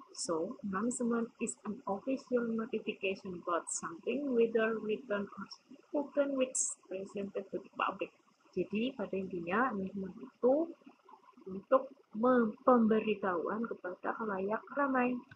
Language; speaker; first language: English; non-native, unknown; Indonesian